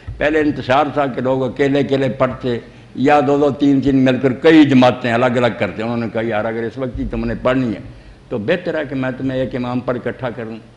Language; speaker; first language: Urdu; non-native, local second language; Punjabi